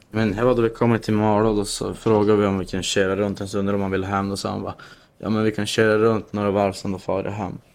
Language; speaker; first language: Swedish; native; Swedish